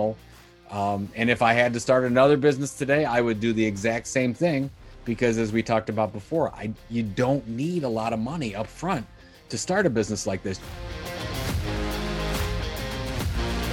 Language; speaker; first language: English; native; English